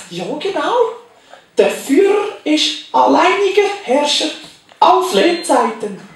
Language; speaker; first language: German; native; German